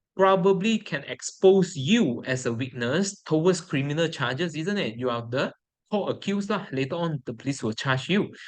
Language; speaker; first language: English; non-native, local second language; Chinese